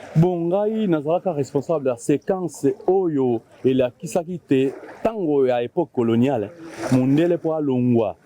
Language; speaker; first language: Lingala; native; Lingala